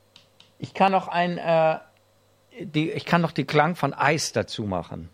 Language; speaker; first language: German; native; German